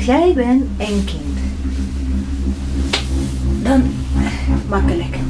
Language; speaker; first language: Dutch; non-native, learner; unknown